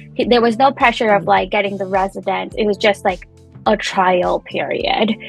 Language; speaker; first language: English; non-native, local second language; Punjabi